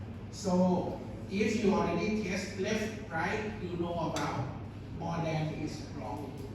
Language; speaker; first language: English; non-native, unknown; Thai